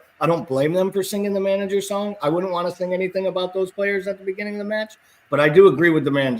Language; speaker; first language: English; native; English